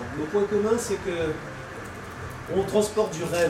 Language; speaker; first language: French; native; French